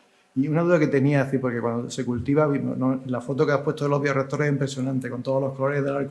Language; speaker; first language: Spanish; native; Spanish